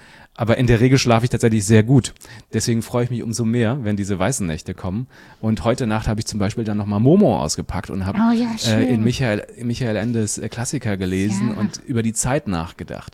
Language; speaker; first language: German; native; German